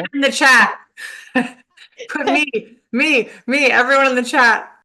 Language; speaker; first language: English; native; English